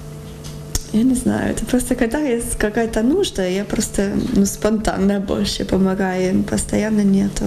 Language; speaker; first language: Russian; non-native, learner; English